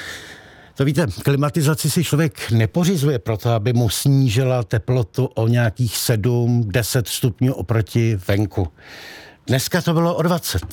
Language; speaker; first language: Czech; native; Czech